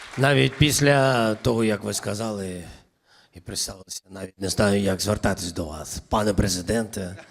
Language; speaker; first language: Ukrainian; non-native, local second language; Russian